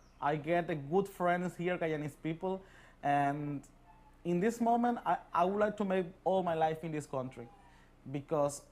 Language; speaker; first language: English; non-native, learner; Spanish